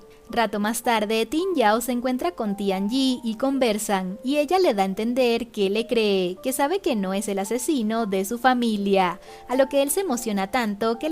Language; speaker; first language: Spanish; native; Spanish